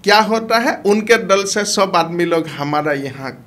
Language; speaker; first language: Hindi; non-native, local second language; Assamese